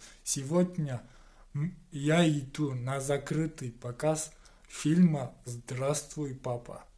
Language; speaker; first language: Russian; non-native, local second language; Kyrgyz